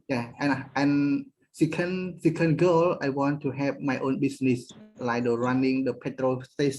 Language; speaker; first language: English; non-native, learner; Khmer